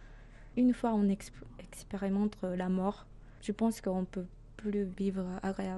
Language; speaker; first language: French; non-native, fluent; Japanese